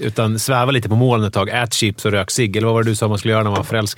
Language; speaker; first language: Swedish; native; Swedish